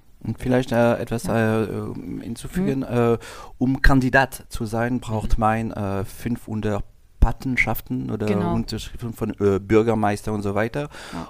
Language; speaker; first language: German; non-native, learner; French